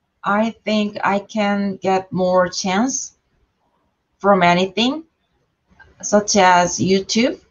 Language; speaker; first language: English; non-native, learner; Korean